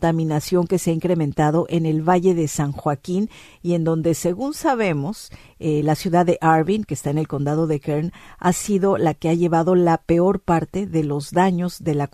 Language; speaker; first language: Spanish; native; Spanish